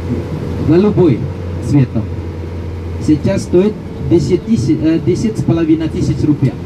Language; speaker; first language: Russian; non-native, fluent; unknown